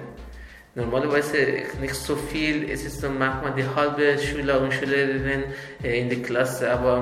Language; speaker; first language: German; non-native, learner; Azerbaijani